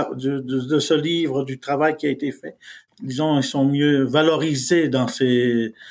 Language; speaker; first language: French; non-native, fluent; Innu-aimun